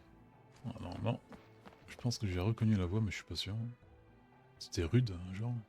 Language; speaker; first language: French; native; French